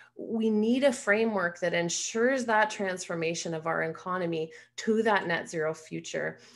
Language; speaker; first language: English; native; English